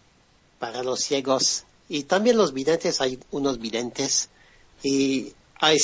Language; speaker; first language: Spanish; non-native, fluent; French